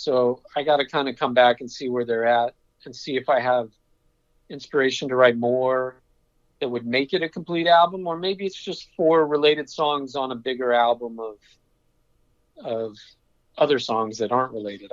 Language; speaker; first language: English; native; English